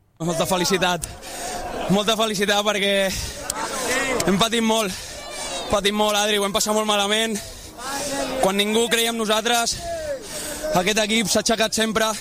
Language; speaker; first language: Catalan; native; Catalan